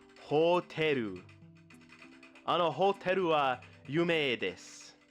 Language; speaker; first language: Japanese; non-native, learner; English